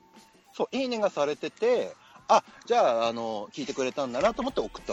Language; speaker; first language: Japanese; native; Japanese